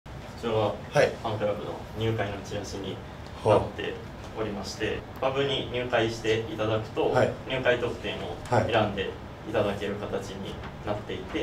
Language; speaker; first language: Japanese; native; Japanese